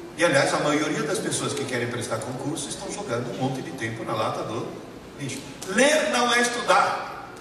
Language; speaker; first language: Portuguese; early bilingual, other home language; Italian